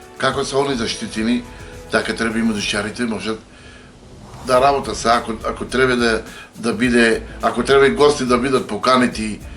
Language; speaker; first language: Macedonian; non-native, local second language; Romany